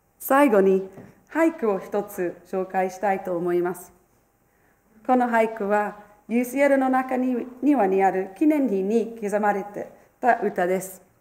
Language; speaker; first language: Japanese; non-native, fluent; English